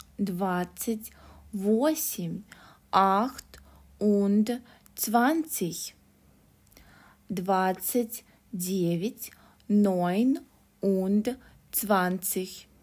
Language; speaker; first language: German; non-native, fluent; Russian